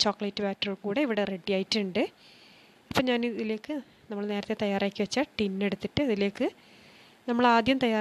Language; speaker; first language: Malayalam; native; Malayalam